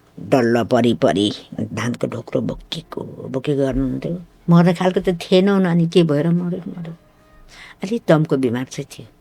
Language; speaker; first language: Nepali; non-native, local second language; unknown